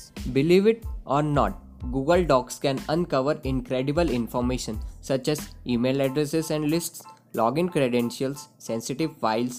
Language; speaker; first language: English; non-native, local second language; Hindi